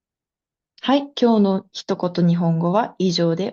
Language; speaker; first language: Japanese; non-native, fluent; Mongolian